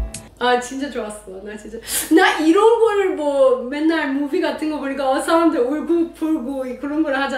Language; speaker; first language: Korean; non-native, learner; Persian